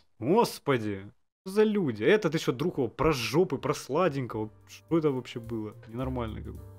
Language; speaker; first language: Russian; native; Russian